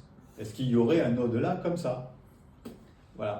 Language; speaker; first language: French; native; French